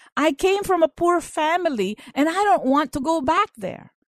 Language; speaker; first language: English; non-native, local second language; Filipino